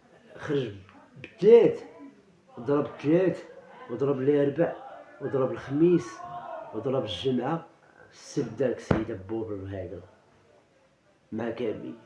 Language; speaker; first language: Arabic; native; Arabic